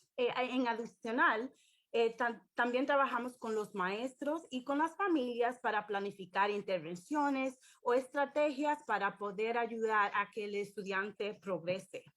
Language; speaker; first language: Spanish; early bilingual, heritage; English